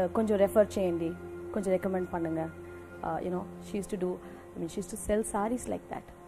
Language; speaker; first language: English; non-native, local second language; Telugu